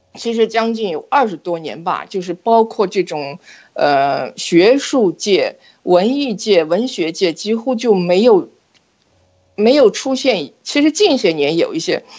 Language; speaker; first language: Chinese; native; Chinese